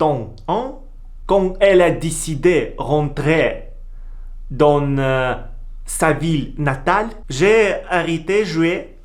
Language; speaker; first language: French; non-native, learner; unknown